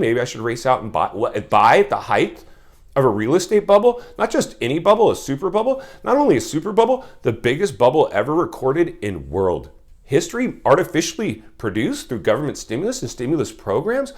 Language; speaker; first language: English; native; English